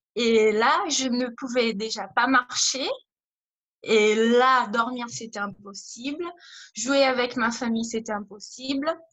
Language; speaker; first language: French; non-native, fluent; Portuguese